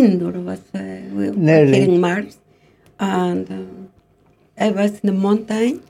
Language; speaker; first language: English; non-native, learner; Spanish